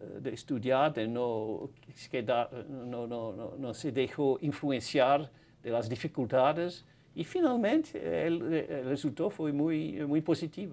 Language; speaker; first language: Spanish; non-native, fluent; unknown